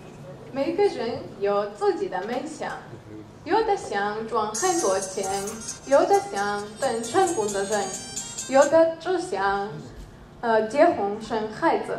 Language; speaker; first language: Chinese; non-native, learner; Georgian